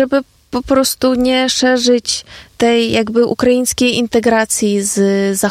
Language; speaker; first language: Polish; non-native, fluent; Ukrainian